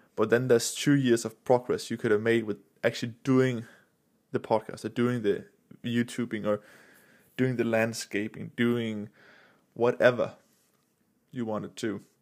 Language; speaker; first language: English; non-native, fluent; Danish